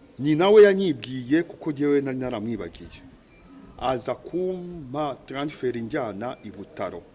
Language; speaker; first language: Kinyarwanda; early bilingual, heritage; Kinyarwanda